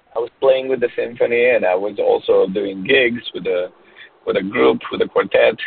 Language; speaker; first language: English; non-native, fluent; Romanian